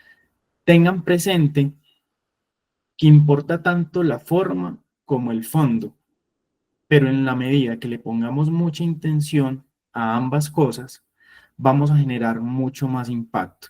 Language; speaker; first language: Spanish; native; Spanish